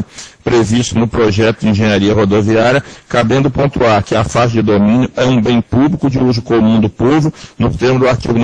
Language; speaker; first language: Portuguese; native; Portuguese